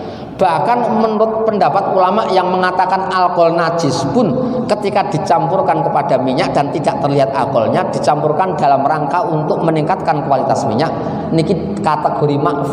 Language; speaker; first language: Indonesian; native; Indonesian